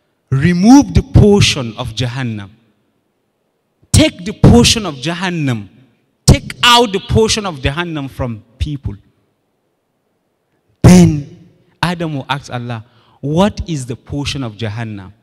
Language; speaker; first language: English; non-native, local second language; Hausa